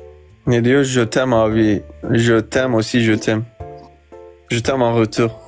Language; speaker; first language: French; non-native, learner; Turkish